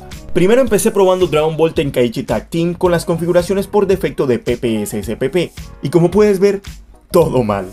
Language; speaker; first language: Spanish; native; Spanish